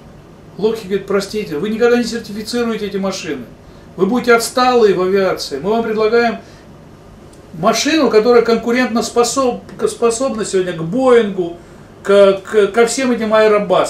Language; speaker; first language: Russian; native; Russian